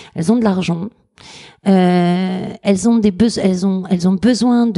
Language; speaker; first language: French; native; French